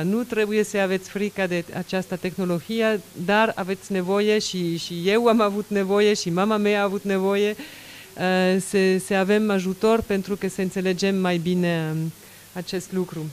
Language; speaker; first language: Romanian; non-native, learner; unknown